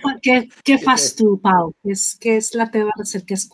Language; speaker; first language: Catalan; non-native, fluent; Spanish